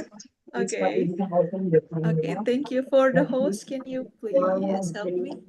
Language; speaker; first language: English; non-native, fluent; Indonesian